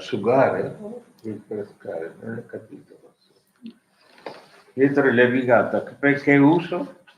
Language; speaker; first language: Italian; non-native, learner; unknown